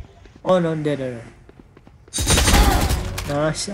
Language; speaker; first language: English; non-native, learner; Indonesian